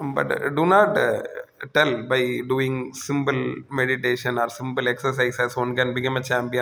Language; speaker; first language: English; non-native, local second language; Tamil